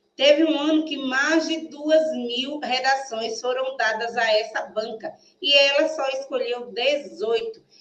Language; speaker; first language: Portuguese; native; Portuguese